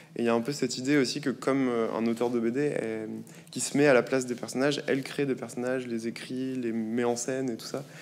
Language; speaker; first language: French; native; French